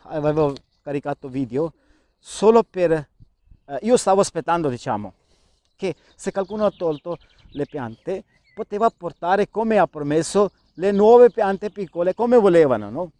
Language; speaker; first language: Italian; non-native, learner; Urdu